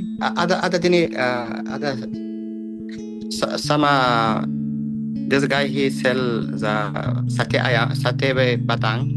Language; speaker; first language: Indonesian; non-native, learner; Arabic